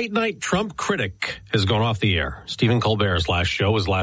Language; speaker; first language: English; native; English